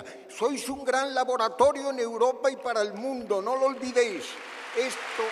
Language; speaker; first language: Spanish; native; Spanish